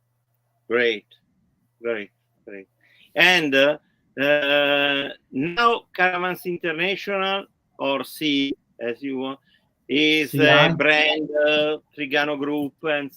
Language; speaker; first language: English; non-native, learner; Italian